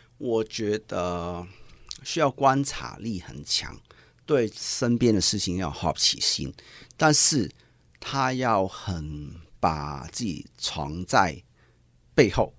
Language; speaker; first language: Chinese; non-native, local second language; Cantonese